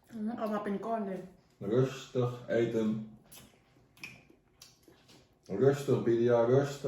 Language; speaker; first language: Dutch; non-native, learner; Thai